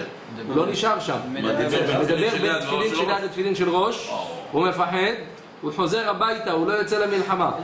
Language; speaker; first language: Hebrew; native; Hebrew